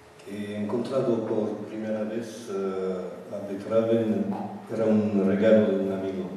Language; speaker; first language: Spanish; non-native, fluent; French